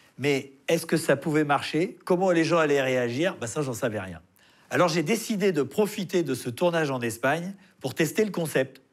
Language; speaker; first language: French; native; French